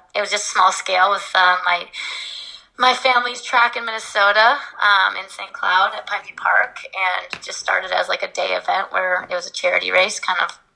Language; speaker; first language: English; native; English